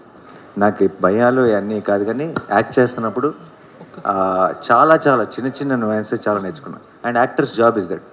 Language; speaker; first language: Telugu; native; Telugu